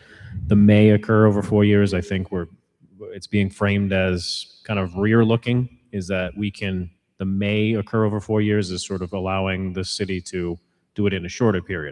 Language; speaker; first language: English; native; English